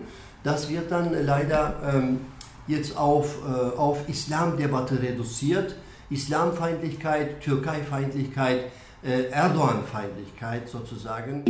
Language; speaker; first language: German; non-native, fluent; Turkish